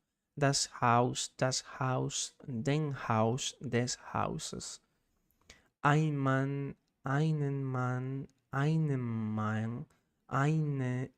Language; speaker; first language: German; non-native, learner; Spanish